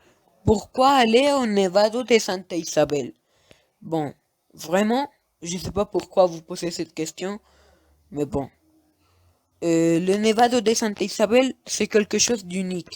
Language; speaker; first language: French; non-native, learner; Spanish